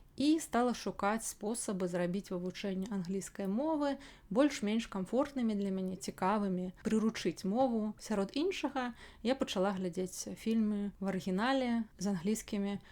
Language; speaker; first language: Belarusian; native; Belarusian